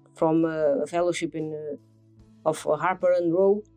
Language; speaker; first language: English; non-native, fluent; Portuguese